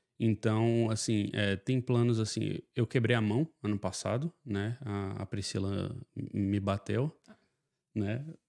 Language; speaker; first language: Portuguese; native; Portuguese